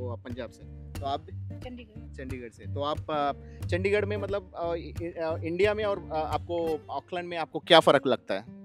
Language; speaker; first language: Hindi; non-native, local second language; Telugu